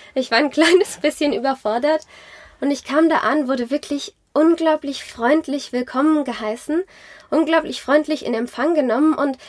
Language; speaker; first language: German; native; German